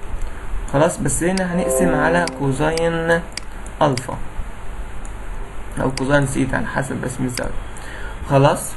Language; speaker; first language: Arabic; native; Arabic